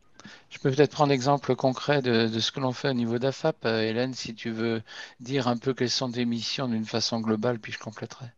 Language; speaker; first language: French; native; French